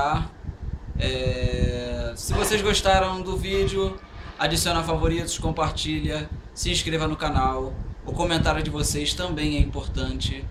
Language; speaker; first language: Portuguese; native; Portuguese